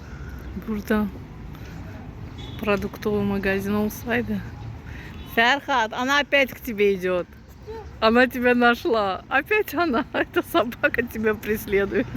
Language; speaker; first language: Russian; non-native, fluent; Azerbaijani